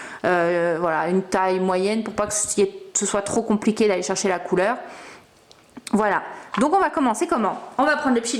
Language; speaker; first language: French; native; French